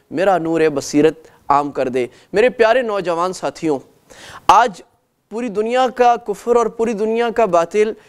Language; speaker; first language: Urdu; native; Urdu